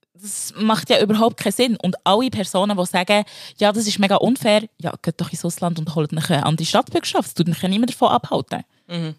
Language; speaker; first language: German; early bilingual, other home language; Lingala